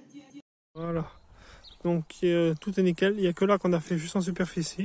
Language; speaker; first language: French; native; French